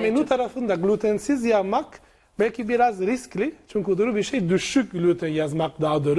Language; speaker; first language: Turkish; non-native, learner; Italian